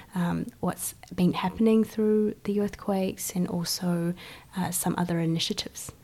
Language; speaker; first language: English; early bilingual, other home language; Chinese